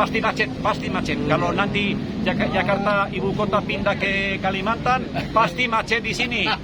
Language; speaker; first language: Indonesian; non-native, fluent; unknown